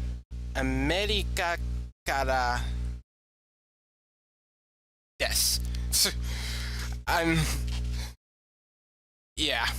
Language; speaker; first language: Japanese; non-native, learner; English